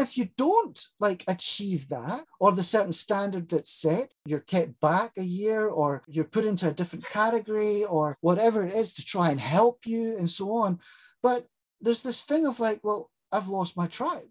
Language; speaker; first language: English; native; English